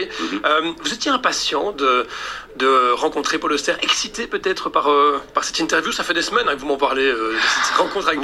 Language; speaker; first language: French; native; French